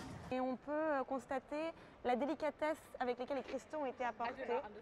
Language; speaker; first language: French; native; French